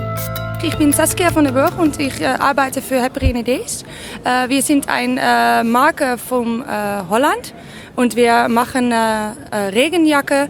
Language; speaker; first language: German; non-native, learner; Dutch